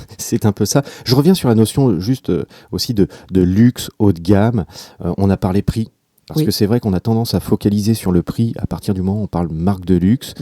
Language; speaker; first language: French; native; French